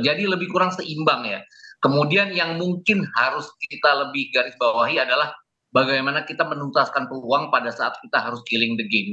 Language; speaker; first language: Indonesian; native; Indonesian